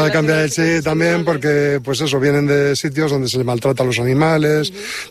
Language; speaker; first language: Spanish; native; Spanish